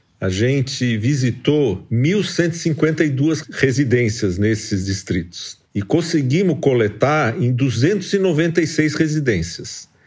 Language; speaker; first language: Portuguese; native; Portuguese